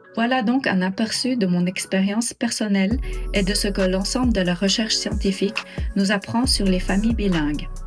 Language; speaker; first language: French; non-native, local second language; Swiss German